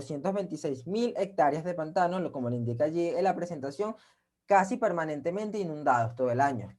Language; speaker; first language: Spanish; native; Spanish